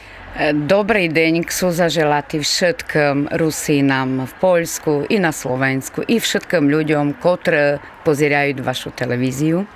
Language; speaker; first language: Slovak; non-native, local second language; Rusyn